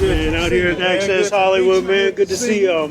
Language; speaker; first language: English; native; English